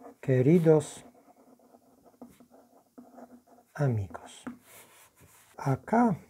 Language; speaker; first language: Spanish; non-native, fluent; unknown